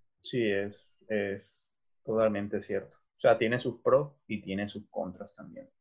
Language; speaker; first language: Spanish; native; Spanish